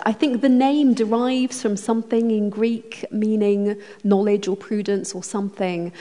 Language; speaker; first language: English; native; English